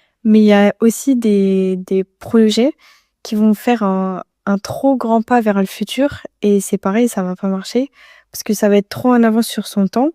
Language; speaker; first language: French; native; French